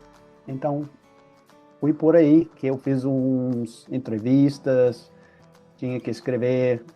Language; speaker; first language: Portuguese; non-native, fluent; English